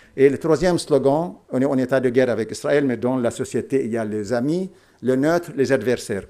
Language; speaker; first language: French; non-native, local second language; Arabic